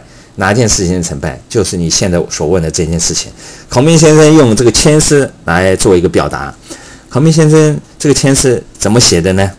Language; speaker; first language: Chinese; native; Chinese